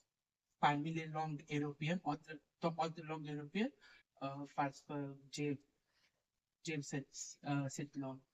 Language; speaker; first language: French; non-native, learner; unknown